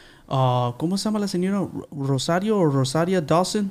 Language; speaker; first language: Spanish; early bilingual, other home language; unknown